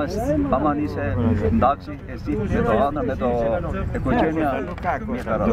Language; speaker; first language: Greek; non-native, learner; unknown